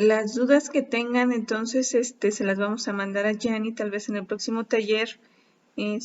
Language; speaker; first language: Spanish; native; Spanish